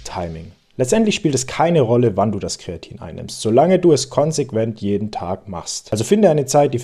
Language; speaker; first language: German; native; German